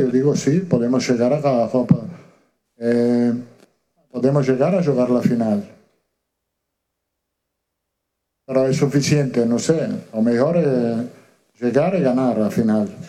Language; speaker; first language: Portuguese; non-native, fluent; Italian